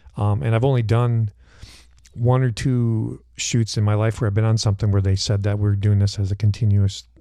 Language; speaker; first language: English; native; English